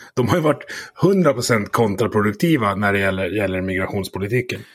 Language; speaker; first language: Swedish; native; Swedish